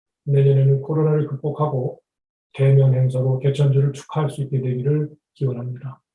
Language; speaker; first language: Korean; native; Korean